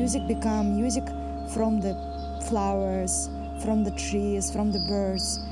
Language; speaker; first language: English; non-native, fluent; Russian